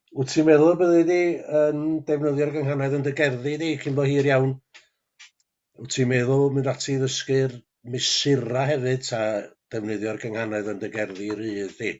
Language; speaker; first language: Welsh; native; Welsh